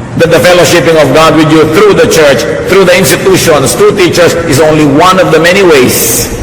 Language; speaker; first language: English; non-native, local second language; Filipino